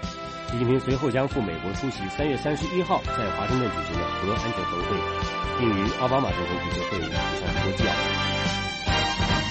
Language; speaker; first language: Chinese; native; Chinese